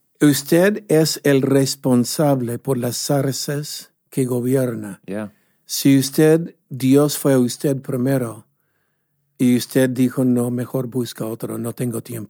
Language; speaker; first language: Spanish; non-native, fluent; English